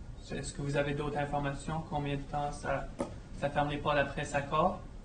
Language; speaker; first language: French; non-native, fluent; English